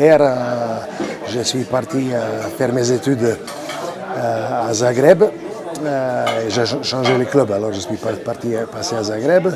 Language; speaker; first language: French; non-native, fluent; Croatian